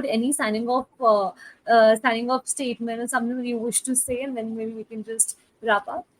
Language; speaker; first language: English; non-native, local second language; Hindi